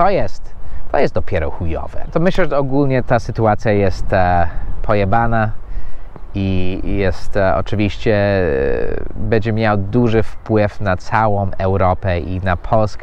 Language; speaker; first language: Polish; non-native, fluent; English